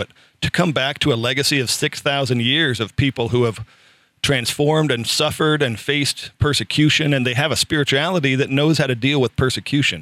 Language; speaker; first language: English; native; English